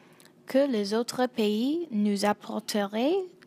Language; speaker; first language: French; non-native, learner; English